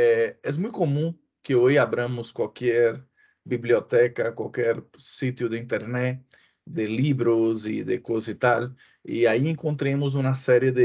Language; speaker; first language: Spanish; non-native, fluent; Portuguese